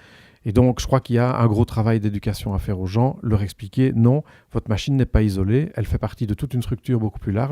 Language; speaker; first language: French; native; French